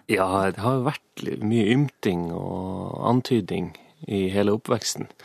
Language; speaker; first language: Norwegian; native; Norwegian